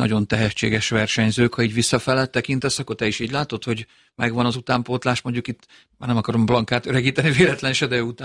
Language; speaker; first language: Hungarian; native; Hungarian